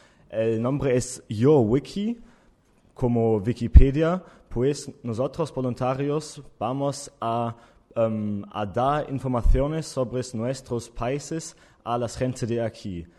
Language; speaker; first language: Spanish; non-native, learner; German